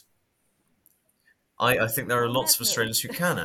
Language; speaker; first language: English; native; English